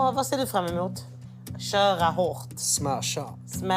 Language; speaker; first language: Swedish; native; Swedish